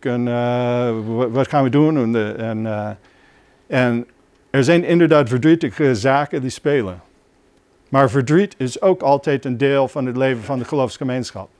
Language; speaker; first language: Dutch; non-native, fluent; English